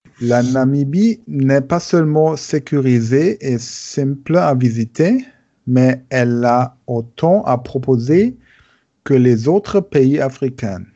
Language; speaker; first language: French; non-native, learner; German